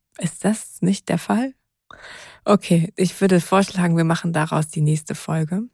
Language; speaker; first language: German; native; German